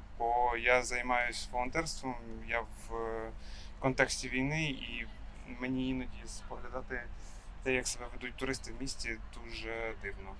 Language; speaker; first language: Ukrainian; non-native, local second language; Russian